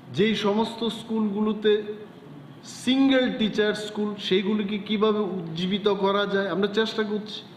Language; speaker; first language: Bangla; non-native, local second language; Kok Borok